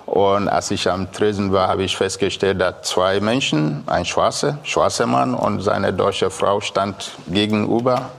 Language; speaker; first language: German; non-native, fluent; Igbo